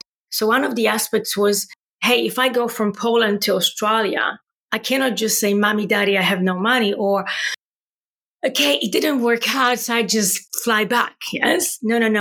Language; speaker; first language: English; non-native, fluent; Polish